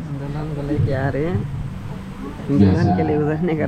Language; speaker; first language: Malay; non-native, learner; Urdu